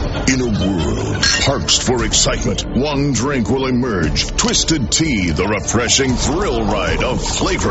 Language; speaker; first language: English; native; English